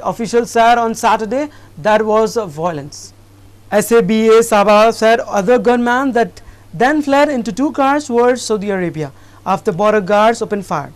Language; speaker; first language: English; non-native, local second language; Urdu